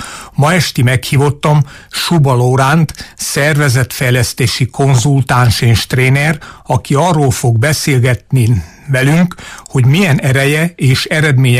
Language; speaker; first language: Hungarian; native; Hungarian